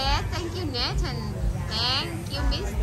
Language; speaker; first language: English; non-native, learner; Thai